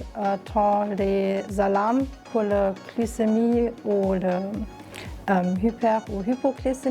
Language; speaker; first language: French; non-native, local second language; Luxembourgish